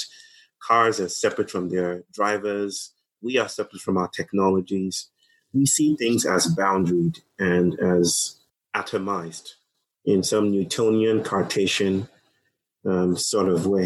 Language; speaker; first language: English; non-native, local second language; Yoruba